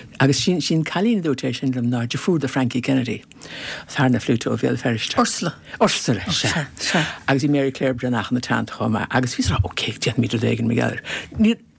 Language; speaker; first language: Irish; native; Irish